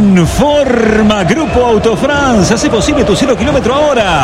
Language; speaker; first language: Spanish; native; Spanish